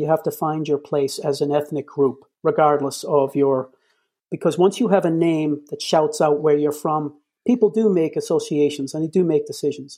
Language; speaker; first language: English; native; English